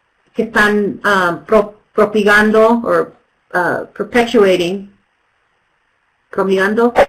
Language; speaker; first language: Spanish; non-native, fluent; English